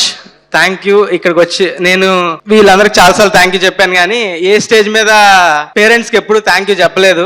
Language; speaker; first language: Telugu; native; Telugu